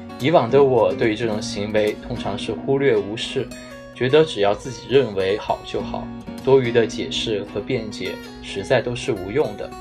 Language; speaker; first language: Chinese; native; Chinese